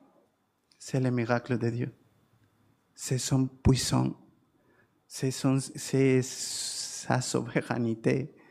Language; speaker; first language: French; non-native, fluent; Spanish